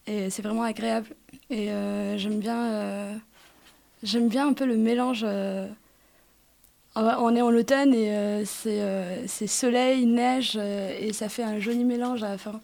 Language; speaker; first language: French; non-native, local second language; Arabic